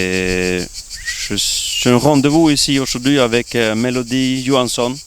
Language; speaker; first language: French; non-native, learner; Swedish